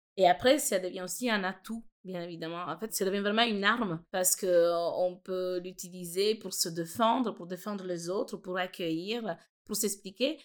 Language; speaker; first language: French; non-native, fluent; Italian